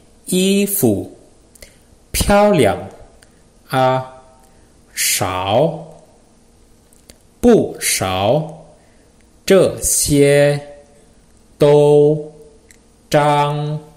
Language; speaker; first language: Chinese; non-native, fluent; Indonesian